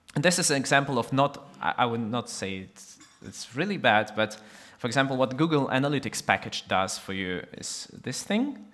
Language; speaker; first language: English; non-native, fluent; Russian